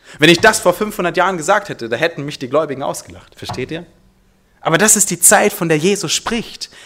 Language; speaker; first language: German; early bilingual, heritage; German